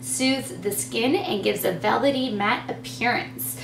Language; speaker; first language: English; native; English